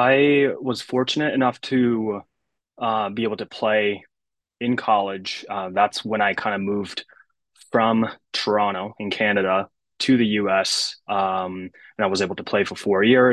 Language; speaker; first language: English; early bilingual, other home language; Japanese